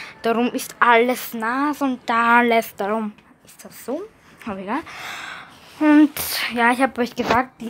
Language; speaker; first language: German; early bilingual, other home language; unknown